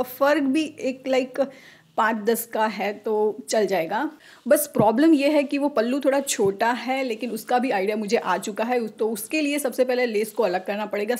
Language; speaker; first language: Hindi; non-native, local second language; Gujarati